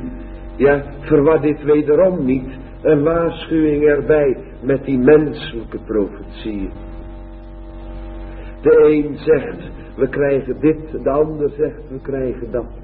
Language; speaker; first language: Dutch; native; Dutch